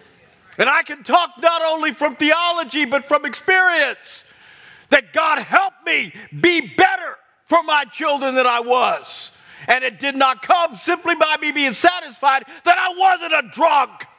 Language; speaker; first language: English; native; English